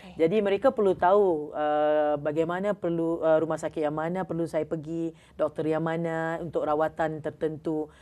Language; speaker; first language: Malay; native; Malay